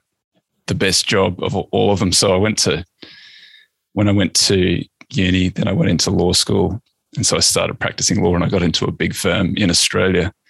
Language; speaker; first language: English; native; English